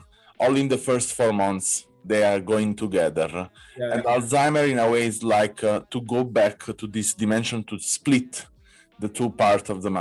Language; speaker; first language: English; non-native, fluent; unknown